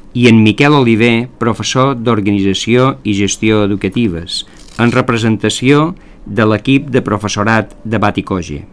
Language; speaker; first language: Catalan; native; Catalan